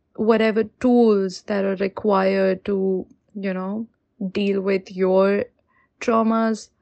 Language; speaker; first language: English; non-native, local second language; Hindi